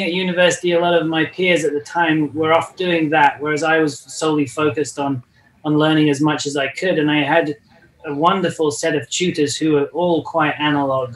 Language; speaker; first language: English; native; English